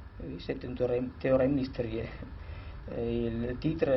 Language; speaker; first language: French; non-native, fluent; Italian